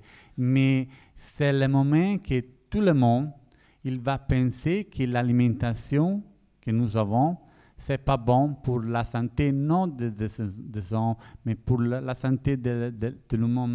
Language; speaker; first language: French; non-native, learner; Italian